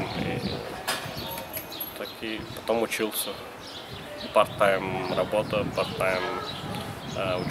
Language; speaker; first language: Russian; non-native, local second language; Uzbek